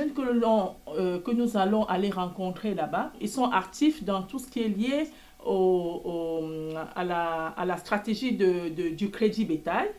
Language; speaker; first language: French; native; French